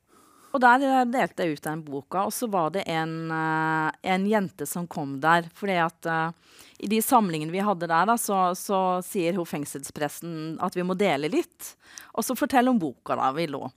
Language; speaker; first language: Norwegian; native; Norwegian